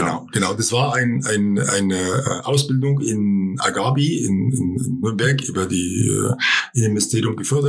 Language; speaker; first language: German; non-native, fluent; Arabic